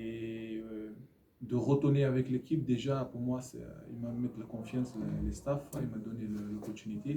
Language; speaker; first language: French; non-native, learner; Fijian